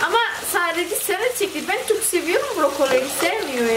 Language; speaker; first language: Turkish; non-native, learner; Indonesian